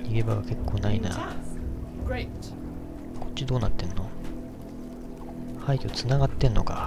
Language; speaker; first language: Japanese; native; Japanese